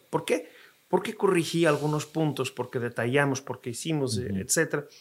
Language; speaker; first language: Spanish; non-native, fluent; Portuguese